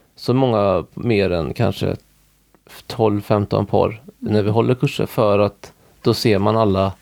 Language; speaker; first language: Swedish; native; Swedish